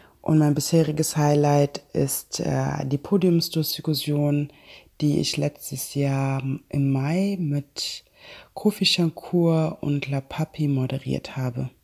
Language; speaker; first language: German; non-native, fluent; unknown